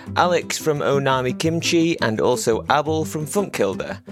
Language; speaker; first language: English; native; English